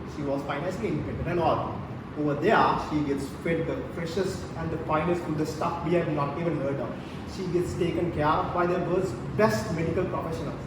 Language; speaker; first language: English; non-native, local second language; Sinhala